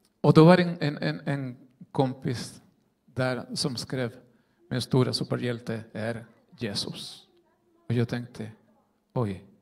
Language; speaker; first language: Swedish; non-native, fluent; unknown